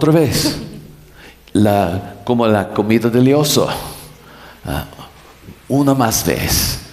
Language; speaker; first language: Spanish; non-native, learner; English